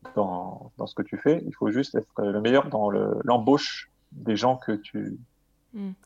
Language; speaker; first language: French; native; French